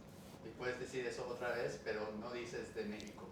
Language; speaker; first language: Spanish; early bilingual, heritage; English